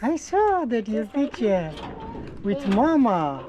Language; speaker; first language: English; non-native, local second language; Bangla